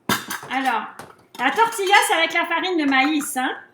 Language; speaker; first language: French; native; French